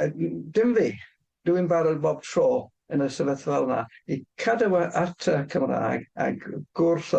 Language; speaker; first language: Welsh; non-native, fluent; English